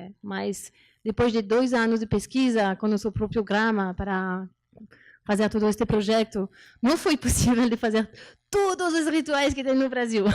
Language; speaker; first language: Portuguese; non-native, learner; French